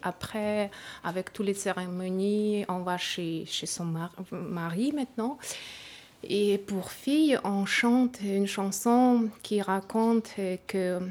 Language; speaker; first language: French; non-native, learner; Ukrainian